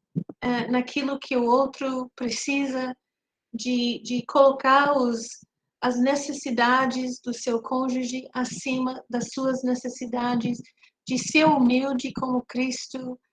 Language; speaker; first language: Portuguese; non-native, fluent; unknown